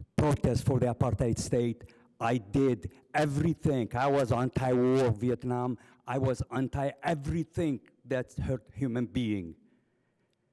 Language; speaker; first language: English; non-native, fluent; Arabic